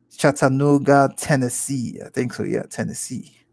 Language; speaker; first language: English; non-native, local second language; Igbo